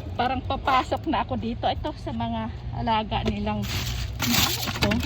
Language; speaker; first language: Filipino; native; Filipino